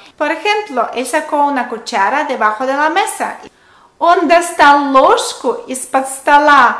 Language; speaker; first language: Spanish; non-native, fluent; Russian